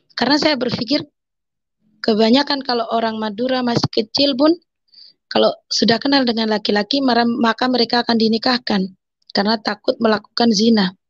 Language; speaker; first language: Indonesian; non-native, local second language; Madurese